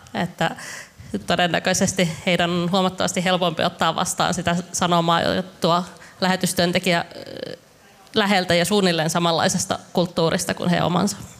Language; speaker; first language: Finnish; native; Finnish